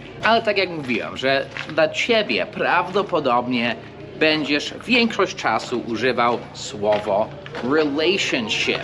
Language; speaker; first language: Polish; non-native, fluent; English